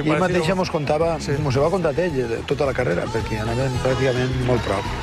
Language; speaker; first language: Catalan; native; Catalan